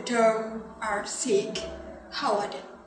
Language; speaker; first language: English; non-native, learner; Indonesian